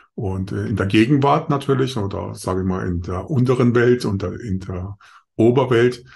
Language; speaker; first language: German; non-native, fluent; Spanish